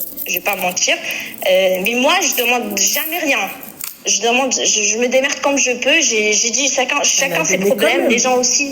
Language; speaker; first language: French; native; French